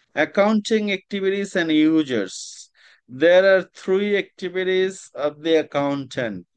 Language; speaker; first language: English; non-native, local second language; Bangla